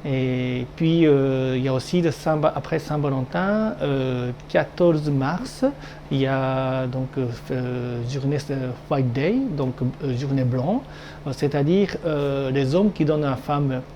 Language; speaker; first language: French; non-native, learner; Japanese